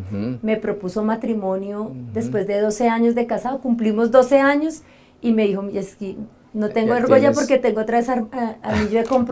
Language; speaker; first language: Spanish; native; Spanish